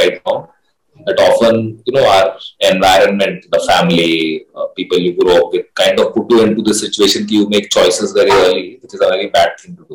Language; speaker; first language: English; non-native, local second language; Hindi